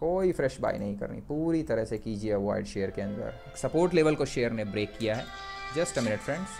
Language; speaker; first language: Hindi; native; Hindi